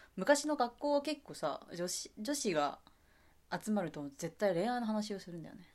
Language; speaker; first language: Japanese; non-native, fluent; Chinese